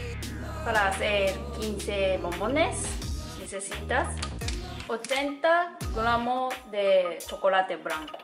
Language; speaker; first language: Spanish; non-native, learner; Japanese